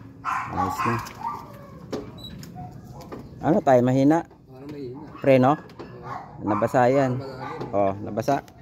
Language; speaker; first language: Filipino; native; Filipino